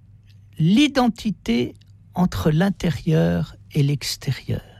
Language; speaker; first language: French; native; French